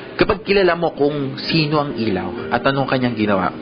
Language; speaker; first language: Filipino; native; Filipino